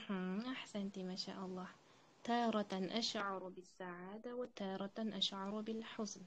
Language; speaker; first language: Arabic; non-native, fluent; Uzbek